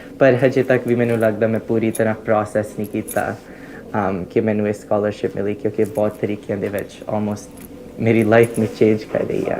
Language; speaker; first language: Punjabi; early bilingual, heritage; Punjabi